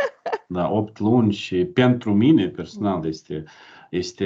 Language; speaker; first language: Romanian; non-native, learner; Ukrainian